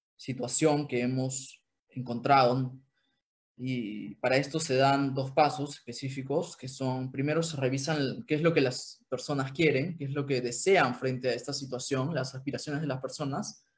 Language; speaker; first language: Spanish; native; Spanish